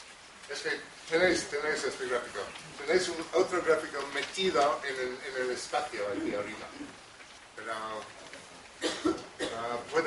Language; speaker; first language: Spanish; non-native, fluent; English